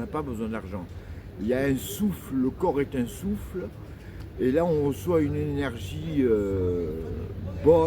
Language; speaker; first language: French; native; French